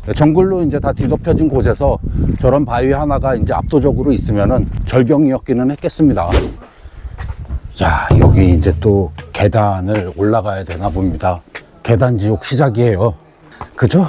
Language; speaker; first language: Korean; native; Korean